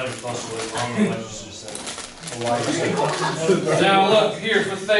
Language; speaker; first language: English; native; English